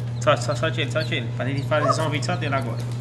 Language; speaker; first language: Portuguese; native; Portuguese